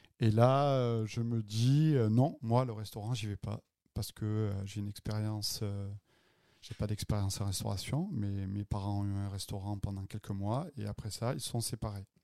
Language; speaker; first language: French; native; French